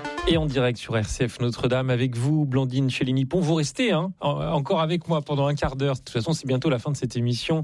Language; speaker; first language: French; native; French